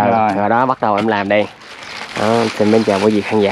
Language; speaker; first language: Vietnamese; native; Vietnamese